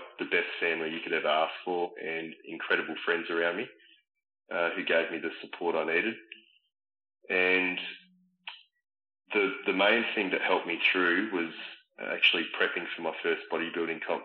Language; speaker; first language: English; native; English